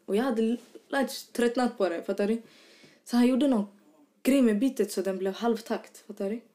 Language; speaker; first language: Swedish; early bilingual, other home language; Arabic